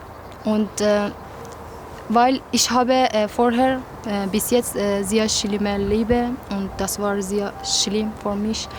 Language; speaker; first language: German; non-native, learner; Persian